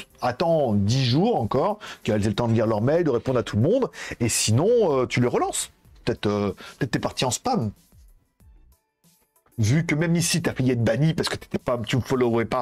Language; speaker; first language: French; native; French